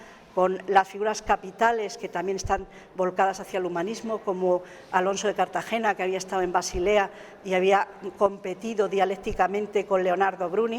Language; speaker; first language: Spanish; native; Spanish